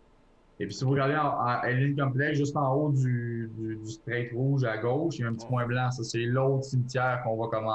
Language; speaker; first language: French; native; French